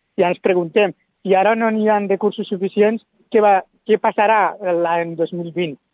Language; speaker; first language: Catalan; early bilingual, other home language; Spanish